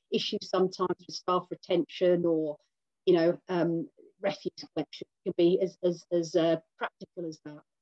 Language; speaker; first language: English; native; English